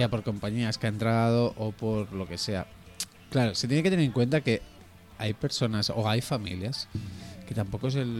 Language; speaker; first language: Spanish; native; Spanish